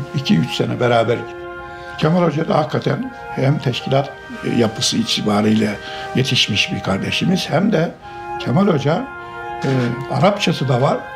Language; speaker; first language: Turkish; native; Turkish